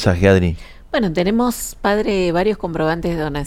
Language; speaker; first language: Spanish; native; Spanish